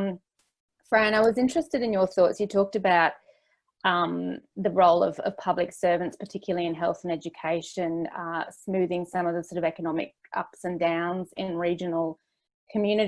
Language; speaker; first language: English; native; English